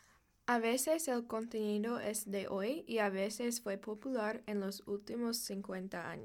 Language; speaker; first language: Spanish; non-native, learner; English